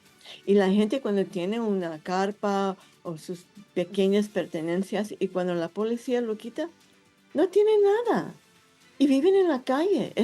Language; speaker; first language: Spanish; non-native, fluent; English